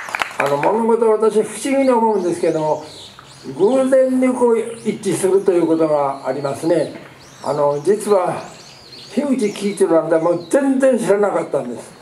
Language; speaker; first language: Japanese; native; Japanese